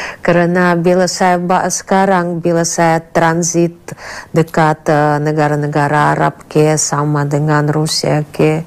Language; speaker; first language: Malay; non-native, fluent; Russian